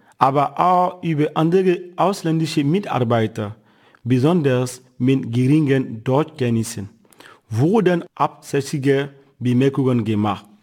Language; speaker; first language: German; non-native, fluent; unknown